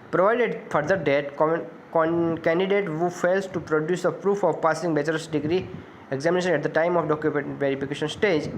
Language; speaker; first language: English; non-native, local second language; Gujarati